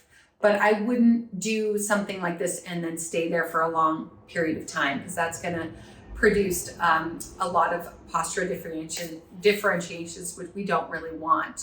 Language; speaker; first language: English; native; English